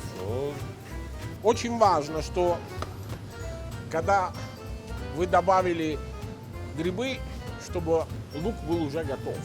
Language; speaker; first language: Russian; non-native, fluent; Italian